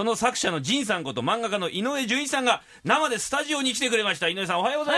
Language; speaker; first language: Japanese; native; Japanese